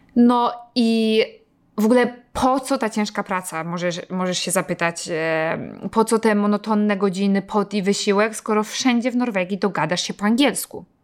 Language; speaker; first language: Polish; native; Polish